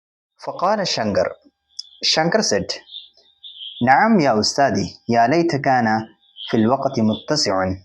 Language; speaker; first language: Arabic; non-native, fluent; Malayalam